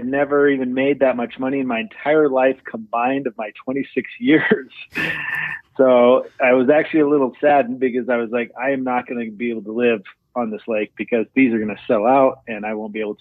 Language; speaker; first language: English; native; English